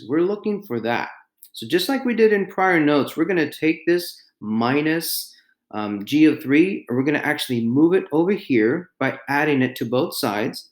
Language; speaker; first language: English; native; English